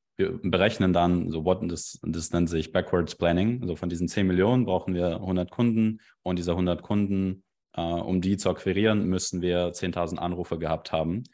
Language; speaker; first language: German; non-native, fluent; Russian